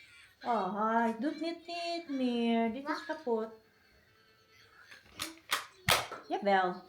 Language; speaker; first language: Dutch; non-native, learner; Filipino